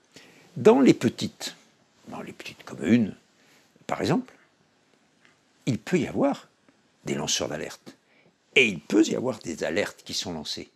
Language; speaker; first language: French; native; French